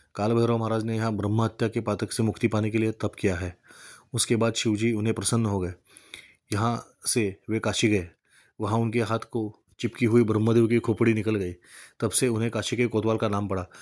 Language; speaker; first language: Hindi; non-native, local second language; Marathi